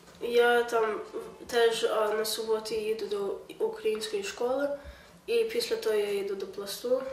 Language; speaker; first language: Ukrainian; early bilingual, heritage; Ukrainian